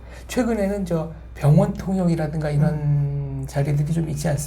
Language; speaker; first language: Korean; native; Korean